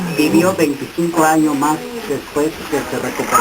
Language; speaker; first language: Spanish; non-native, local second language; Kʼicheʼ